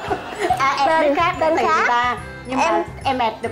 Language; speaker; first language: Vietnamese; native; Vietnamese